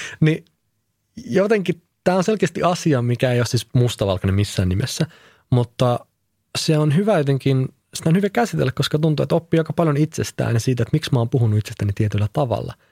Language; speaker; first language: Finnish; native; Finnish